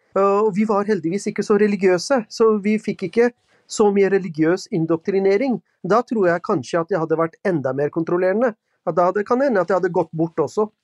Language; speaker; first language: Norwegian; early bilingual, other home language; Urdu